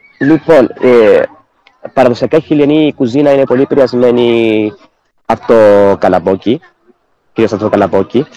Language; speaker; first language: Greek; non-native, fluent; Spanish